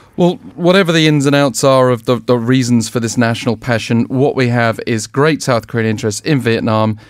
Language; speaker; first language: English; native; English